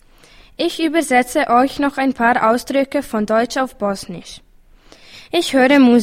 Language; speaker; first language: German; early bilingual, other home language; Bosnian